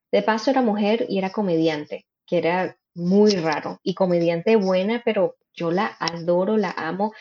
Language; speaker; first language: Spanish; native; Spanish